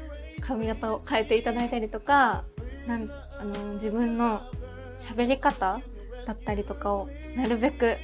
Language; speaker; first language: Japanese; native; Japanese